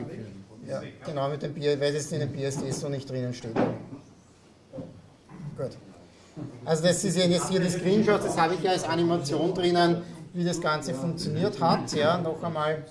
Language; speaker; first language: German; native; German